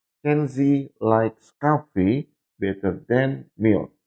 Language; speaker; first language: English; non-native, learner; Indonesian